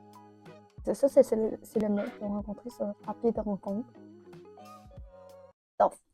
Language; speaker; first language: French; native; French